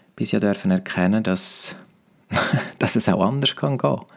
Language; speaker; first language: German; non-native, fluent; Romansh